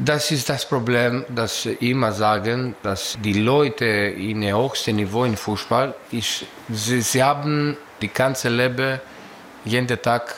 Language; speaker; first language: German; non-native, learner; Greek